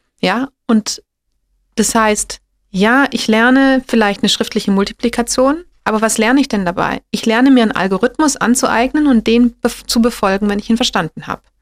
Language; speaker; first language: German; native; German